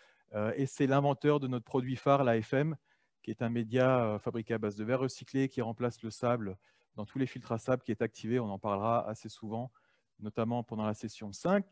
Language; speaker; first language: French; native; French